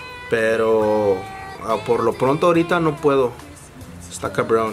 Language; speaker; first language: Spanish; early bilingual, heritage; Spanish